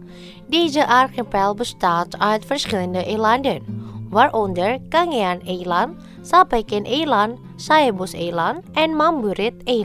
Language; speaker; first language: Dutch; non-native, fluent; Indonesian